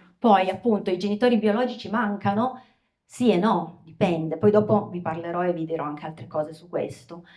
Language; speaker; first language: Italian; native; Italian